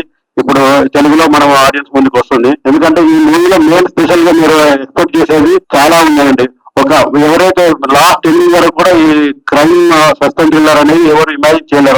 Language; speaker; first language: Telugu; native; Telugu